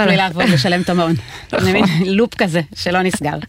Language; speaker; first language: Hebrew; native; Hebrew